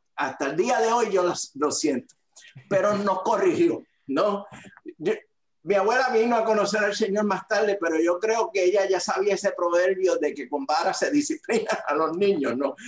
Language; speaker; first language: Spanish; native; Spanish